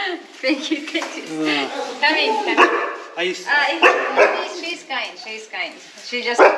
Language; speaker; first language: English; non-native, learner; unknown